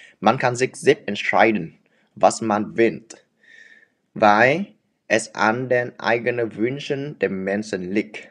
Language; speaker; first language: German; non-native, learner; Vietnamese